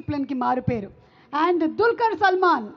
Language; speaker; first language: Telugu; native; Telugu